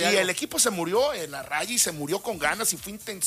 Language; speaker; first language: Spanish; native; Spanish